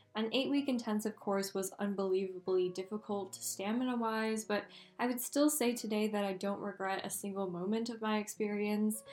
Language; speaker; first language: English; native; English